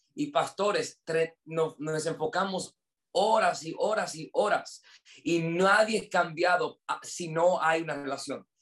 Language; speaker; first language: Spanish; non-native, fluent; English